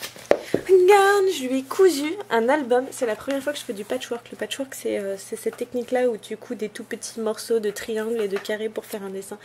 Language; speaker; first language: French; native; French